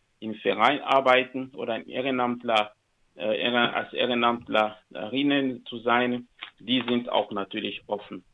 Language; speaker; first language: German; non-native, learner; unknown